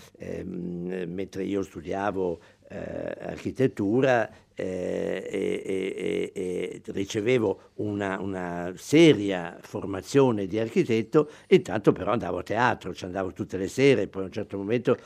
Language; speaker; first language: Italian; native; Italian